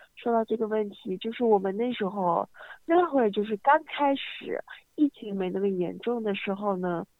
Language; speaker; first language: Chinese; native; Chinese